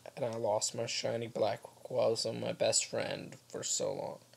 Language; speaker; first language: English; native; English